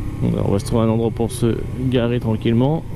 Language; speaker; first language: French; native; French